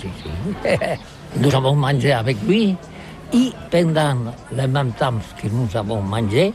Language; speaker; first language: French; non-native, learner; Catalan